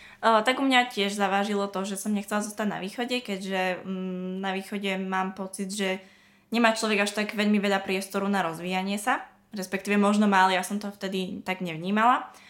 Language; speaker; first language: Slovak; native; Slovak